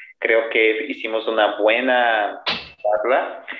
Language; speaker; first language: Spanish; non-native, fluent; Portuguese